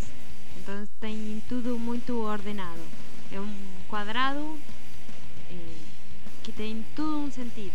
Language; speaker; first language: Portuguese; non-native, learner; Spanish